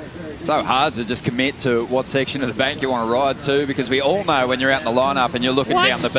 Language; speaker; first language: English; native; English